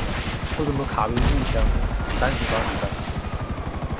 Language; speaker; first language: Chinese; native; Chinese